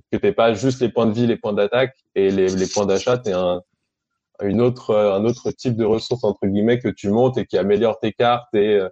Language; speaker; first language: French; native; French